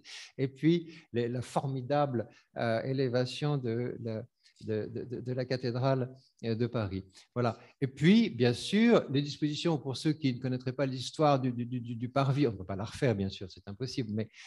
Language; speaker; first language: French; native; French